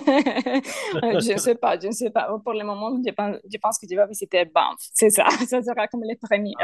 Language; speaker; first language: French; non-native, learner; Spanish